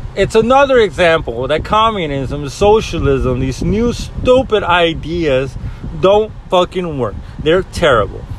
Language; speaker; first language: English; early bilingual, other home language; Spanish